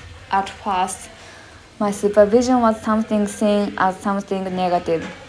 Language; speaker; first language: English; non-native, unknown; Japanese